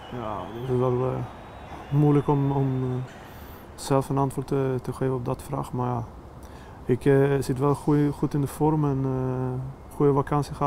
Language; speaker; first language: Dutch; non-native, fluent; Swedish